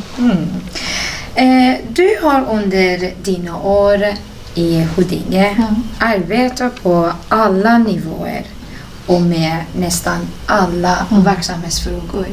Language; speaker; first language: Swedish; non-native, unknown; Persian